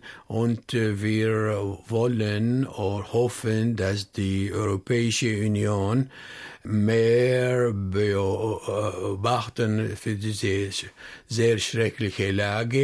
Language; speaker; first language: German; non-native, fluent; Arabic